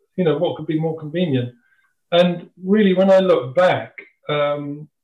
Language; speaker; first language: English; native; English